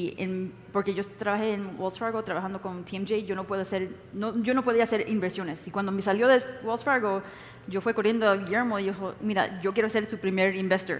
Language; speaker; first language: Spanish; early bilingual, heritage; English